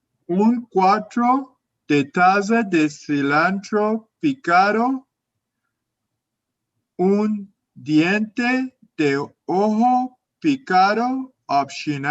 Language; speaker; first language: Spanish; non-native, learner; English